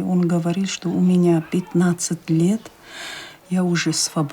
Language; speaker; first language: Russian; non-native, local second language; Chechen